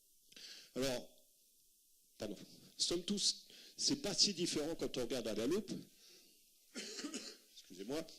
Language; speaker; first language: French; native; French